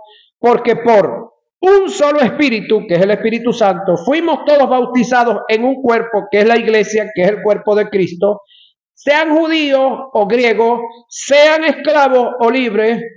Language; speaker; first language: Spanish; native; Spanish